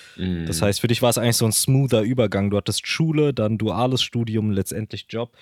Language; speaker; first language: German; early bilingual, other home language; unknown